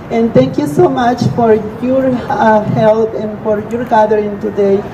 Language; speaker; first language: English; non-native, fluent; Spanish